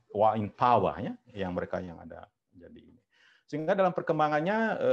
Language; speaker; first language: Indonesian; non-native, local second language; Balinese